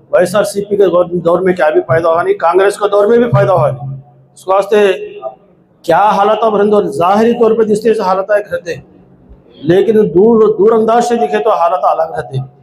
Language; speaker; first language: Urdu; native; Urdu